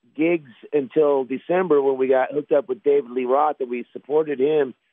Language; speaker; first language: English; native; English